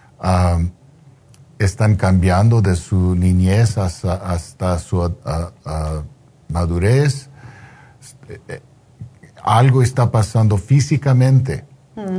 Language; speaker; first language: Spanish; non-native, fluent; English